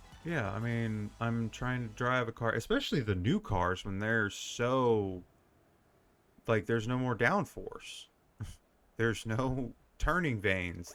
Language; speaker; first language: English; native; English